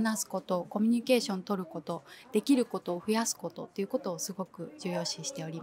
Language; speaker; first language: Japanese; native; Japanese